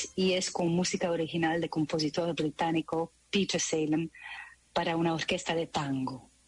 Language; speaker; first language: Spanish; non-native, fluent; French